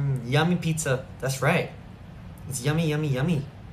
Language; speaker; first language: English; early bilingual, other home language; Korean